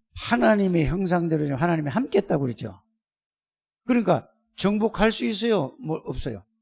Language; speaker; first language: Korean; native; Korean